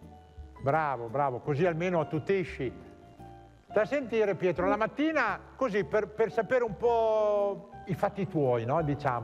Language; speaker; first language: Italian; native; Italian